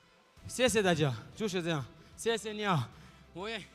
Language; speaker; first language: Chinese; non-native, fluent; Tajik